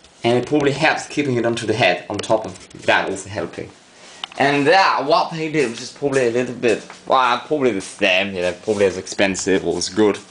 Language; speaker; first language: English; non-native, fluent; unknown